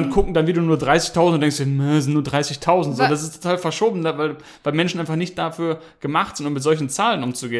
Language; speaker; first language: German; native; German